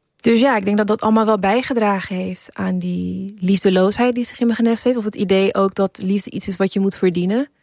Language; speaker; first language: Dutch; early bilingual, other home language; English